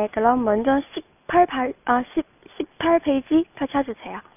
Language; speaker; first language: Korean; non-native, fluent; Chinese